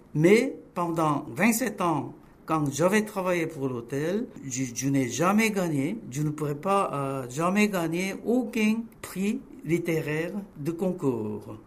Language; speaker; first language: French; non-native, fluent; Korean